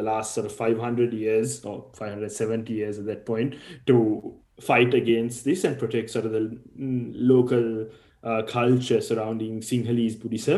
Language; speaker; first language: English; non-native, local second language; Sinhala